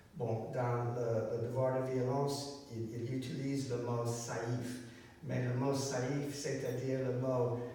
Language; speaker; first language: French; non-native, learner; English